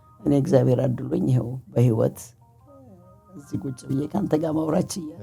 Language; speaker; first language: Amharic; native; Amharic